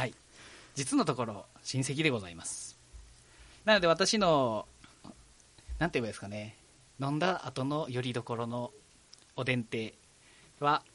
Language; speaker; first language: Japanese; native; Japanese